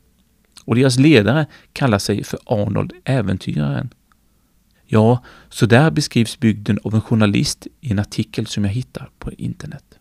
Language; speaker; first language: Swedish; native; Swedish